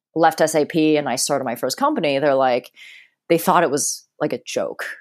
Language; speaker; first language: English; early bilingual, other home language; Cantonese